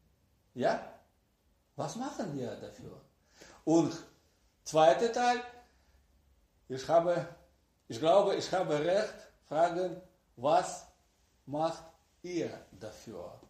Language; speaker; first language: German; non-native, learner; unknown